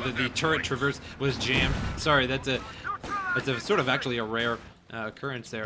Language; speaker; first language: English; native; English